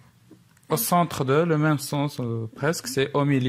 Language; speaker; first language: French; non-native, local second language; Arabic